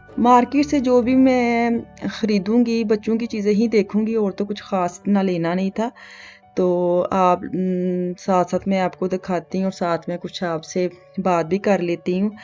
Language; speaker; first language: Urdu; native; Urdu